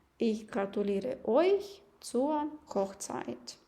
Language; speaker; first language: German; non-native, fluent; Ukrainian